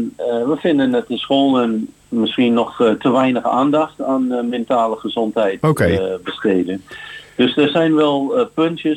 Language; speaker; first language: Dutch; non-native, fluent; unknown